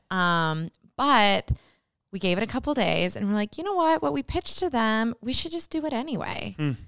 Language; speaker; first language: English; native; English